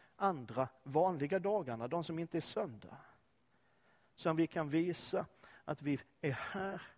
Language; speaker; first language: Swedish; native; Swedish